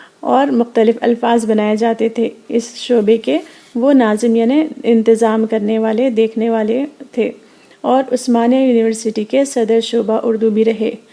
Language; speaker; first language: Urdu; native; Urdu